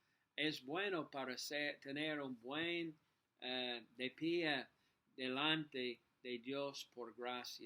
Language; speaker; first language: Spanish; non-native, learner; English